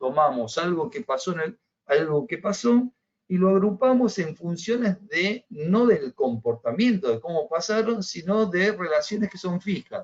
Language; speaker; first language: Spanish; native; Spanish